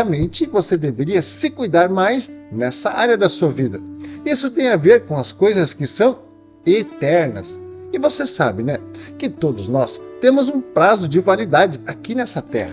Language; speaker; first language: Portuguese; native; Portuguese